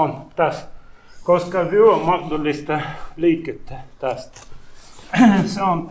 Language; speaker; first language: Finnish; non-native, learner; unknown